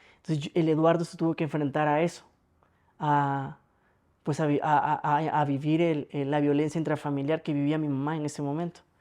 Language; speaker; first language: Spanish; native; Spanish